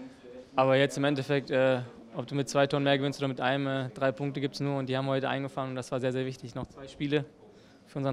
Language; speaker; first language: German; native; German